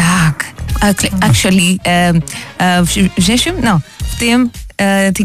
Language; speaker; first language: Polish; non-native, learner; Swahili